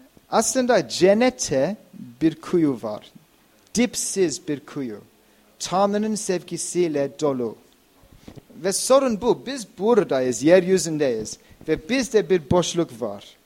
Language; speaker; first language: Turkish; non-native, fluent; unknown